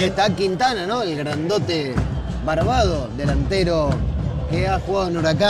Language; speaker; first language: Spanish; native; Spanish